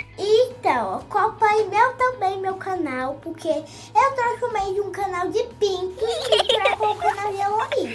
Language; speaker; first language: Portuguese; native; Portuguese